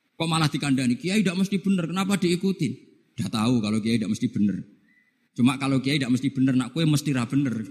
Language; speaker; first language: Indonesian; non-native, local second language; Javanese